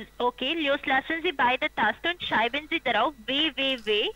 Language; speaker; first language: German; non-native, learner; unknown